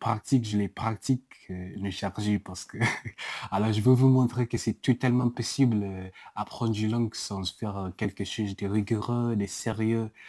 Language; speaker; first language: French; non-native, learner; English